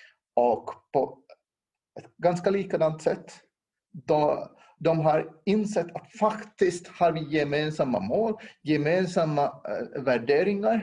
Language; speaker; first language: Swedish; non-native, local second language; Finnish